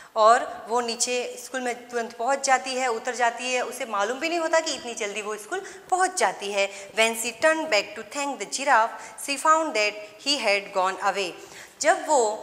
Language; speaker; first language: Hindi; non-native, local second language; Gujarati